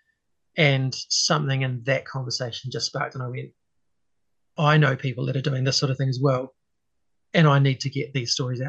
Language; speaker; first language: English; native; English